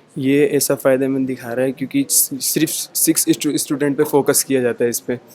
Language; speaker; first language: Hindi; native; Hindi